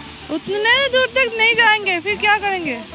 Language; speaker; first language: Hindi; non-native, local second language; Bangla